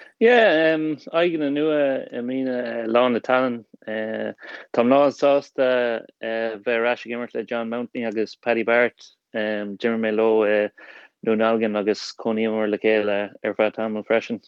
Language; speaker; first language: Irish; non-native, local second language; English